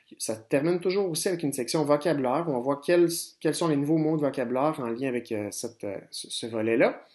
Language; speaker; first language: French; native; French